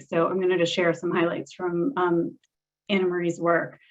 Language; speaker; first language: English; native; English